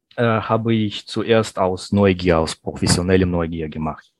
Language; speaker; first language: German; non-native, fluent; Russian